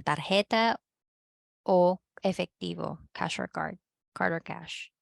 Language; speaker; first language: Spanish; non-native, fluent; Filipino